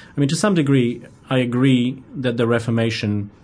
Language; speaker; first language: English; non-native, fluent; Polish